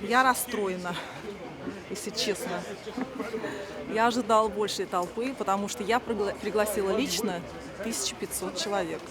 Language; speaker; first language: Russian; native; Russian